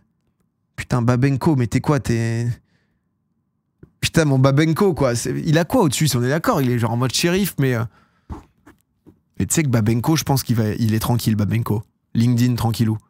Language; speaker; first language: French; native; French